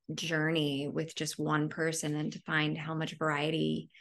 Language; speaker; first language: English; native; English